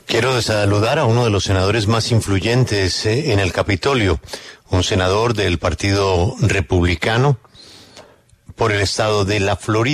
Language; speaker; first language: Spanish; native; Spanish